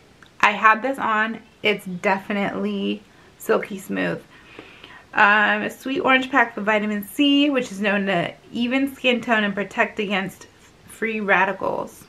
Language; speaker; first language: English; native; English